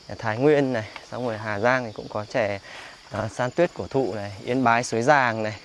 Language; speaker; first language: Vietnamese; native; Vietnamese